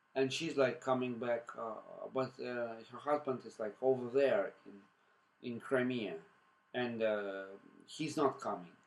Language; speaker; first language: English; non-native, fluent; Russian